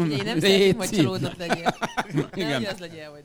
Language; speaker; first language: Hungarian; native; Hungarian